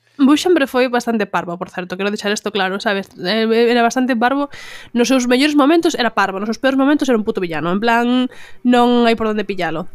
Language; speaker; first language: Galician; non-native, local second language; Spanish